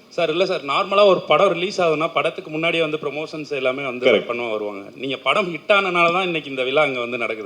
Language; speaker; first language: Tamil; native; Tamil